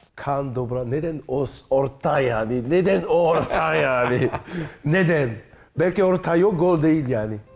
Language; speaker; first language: Turkish; non-native, learner; French